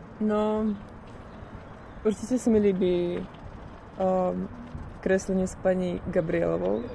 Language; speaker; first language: Czech; non-native, fluent; Russian